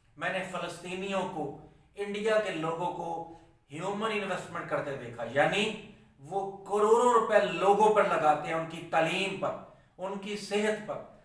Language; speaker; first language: Urdu; non-native, local second language; Punjabi